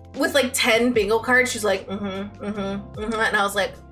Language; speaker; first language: English; native; English